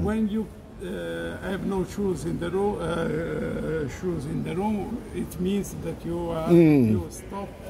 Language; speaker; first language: English; non-native, learner; Italian